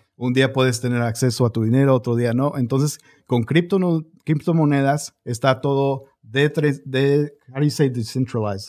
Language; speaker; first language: Spanish; early bilingual, heritage; Spanish